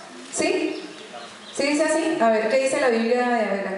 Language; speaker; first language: Spanish; native; Spanish